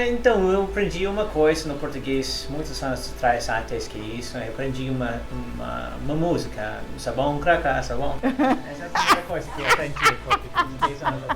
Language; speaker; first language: Portuguese; non-native, learner; English